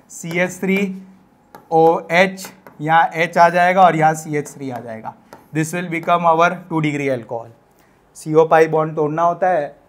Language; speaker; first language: Hindi; non-native, local second language; Gujarati